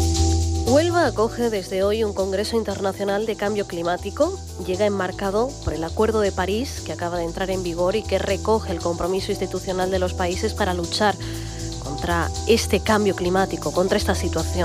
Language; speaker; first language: Spanish; native; Spanish